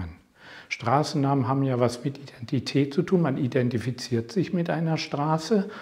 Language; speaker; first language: German; non-native, fluent; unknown